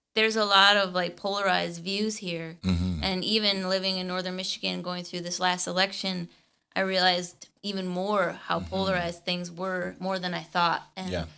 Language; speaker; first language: English; native; English